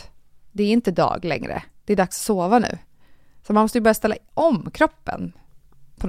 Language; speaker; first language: Swedish; native; Swedish